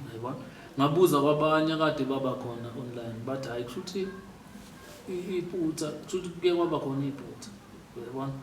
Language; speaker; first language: Zulu; native; Zulu